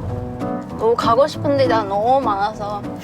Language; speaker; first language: Korean; non-native, fluent; Chinese